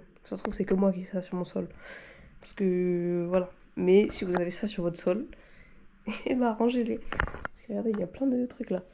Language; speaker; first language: French; native; French